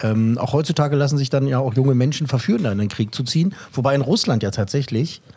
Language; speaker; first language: German; native; German